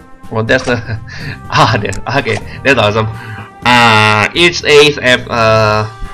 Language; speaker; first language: English; non-native, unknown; Indonesian